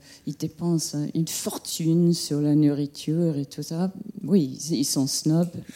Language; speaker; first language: French; non-native, fluent; English